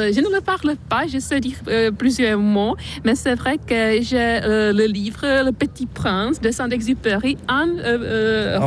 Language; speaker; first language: French; non-native, fluent; Czech